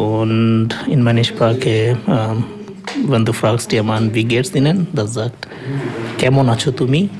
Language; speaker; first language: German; non-native, learner; Bangla